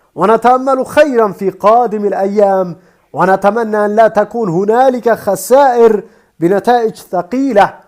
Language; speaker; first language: Arabic; native; Arabic